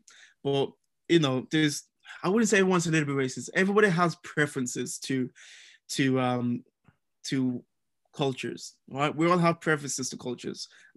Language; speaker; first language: English; native; English